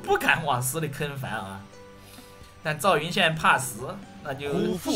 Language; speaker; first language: Chinese; native; Chinese